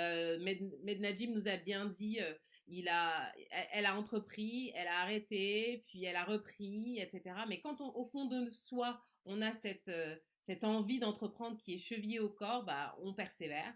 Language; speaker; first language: French; native; French